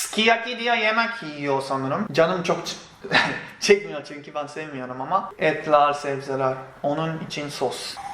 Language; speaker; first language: Turkish; non-native, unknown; Japanese